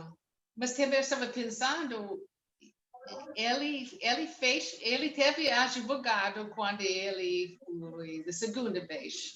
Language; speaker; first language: Portuguese; non-native, learner; English